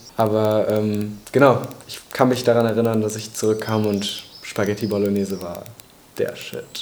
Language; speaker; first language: German; native; German